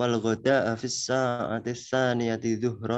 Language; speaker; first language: Arabic; non-native, learner; Indonesian